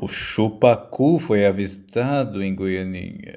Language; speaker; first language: Portuguese; native; Portuguese